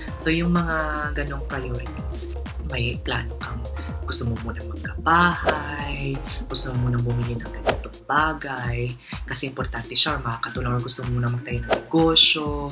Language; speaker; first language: Filipino; non-native, local second language; Cebuano